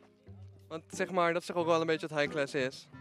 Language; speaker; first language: Dutch; native; Dutch